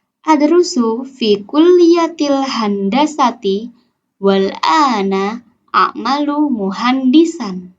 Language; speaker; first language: Arabic; non-native, learner; Indonesian